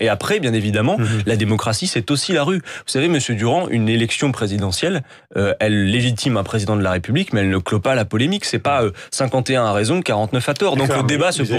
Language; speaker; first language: French; native; French